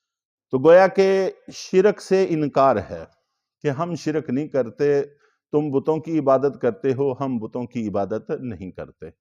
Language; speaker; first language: Urdu; native; Urdu